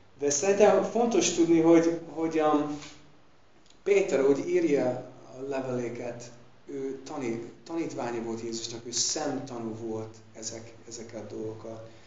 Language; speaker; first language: Hungarian; non-native, fluent; English